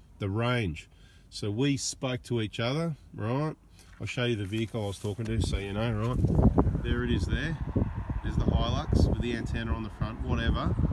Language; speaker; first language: English; native; English